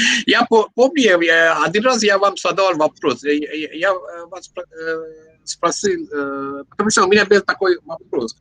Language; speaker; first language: Russian; non-native, learner; Sinhala